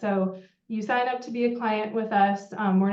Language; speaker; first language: English; native; English